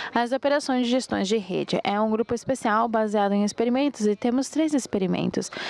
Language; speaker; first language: Portuguese; non-native, fluent; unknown